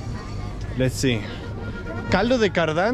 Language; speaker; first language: Spanish; non-native, learner; English